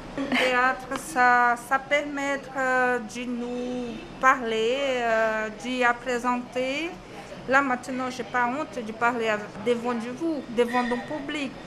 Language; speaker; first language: French; non-native, learner; Portuguese